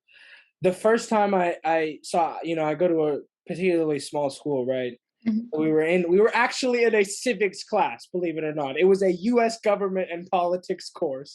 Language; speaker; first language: English; native; English